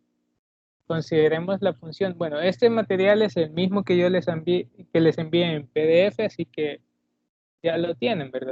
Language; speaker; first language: Spanish; native; Spanish